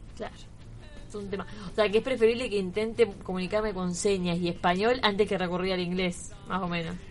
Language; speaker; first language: Spanish; native; Spanish